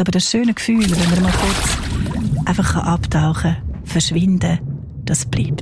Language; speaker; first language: German; native; German